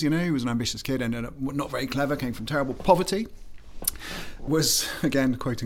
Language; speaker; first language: English; native; English